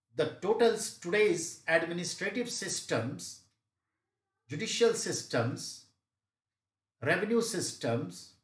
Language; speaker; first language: English; non-native, local second language; Hindi